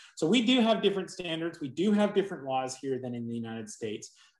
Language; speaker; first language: English; native; English